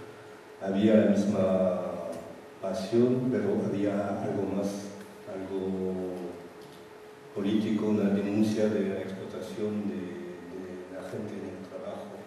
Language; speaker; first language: Spanish; non-native, fluent; French